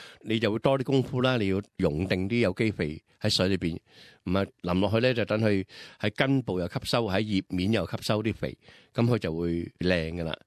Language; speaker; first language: Cantonese; native; Cantonese